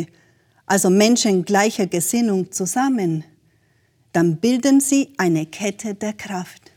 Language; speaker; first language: German; native; German